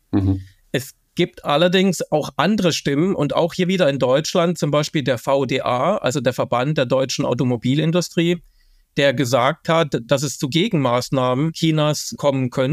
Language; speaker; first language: German; native; German